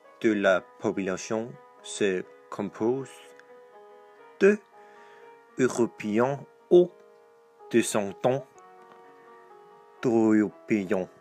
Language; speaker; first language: French; non-native, learner; Danish